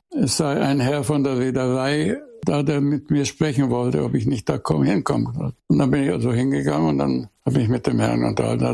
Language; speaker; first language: German; early bilingual, heritage; German